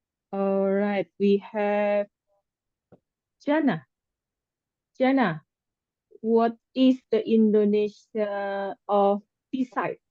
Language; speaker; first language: English; non-native, fluent; Indonesian